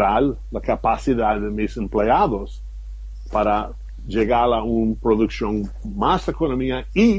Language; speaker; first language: Spanish; non-native, fluent; English